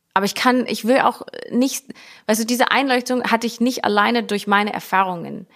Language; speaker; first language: German; early bilingual, heritage; English